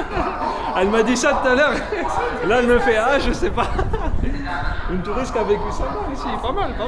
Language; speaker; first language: French; native; French